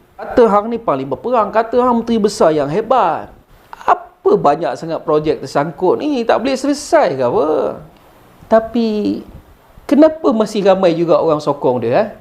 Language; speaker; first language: Malay; native; Malay